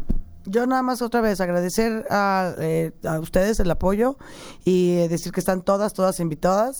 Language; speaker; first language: Spanish; native; Spanish